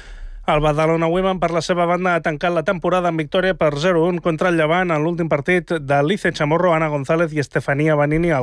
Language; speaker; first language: Catalan; native; Catalan